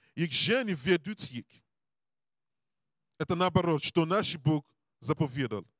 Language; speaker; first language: Russian; non-native, learner; English